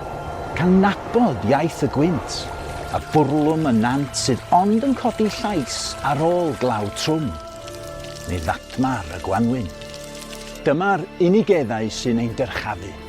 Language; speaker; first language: Welsh; native; Welsh